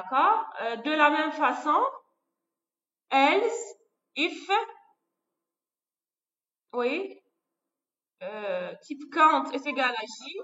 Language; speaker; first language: French; non-native, local second language; Arabic